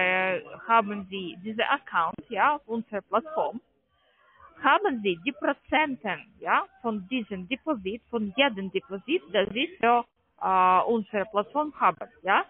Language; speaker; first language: German; non-native, learner; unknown